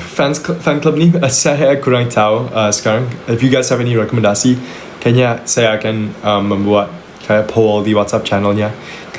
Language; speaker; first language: Indonesian; non-native, local second language; English